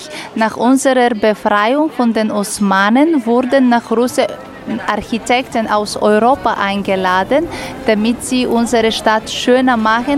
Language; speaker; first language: German; non-native, fluent; Bulgarian